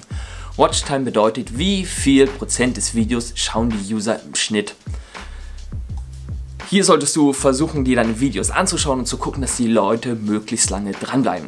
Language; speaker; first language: German; native; German